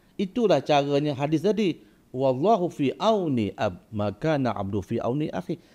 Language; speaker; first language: Malay; native; Malay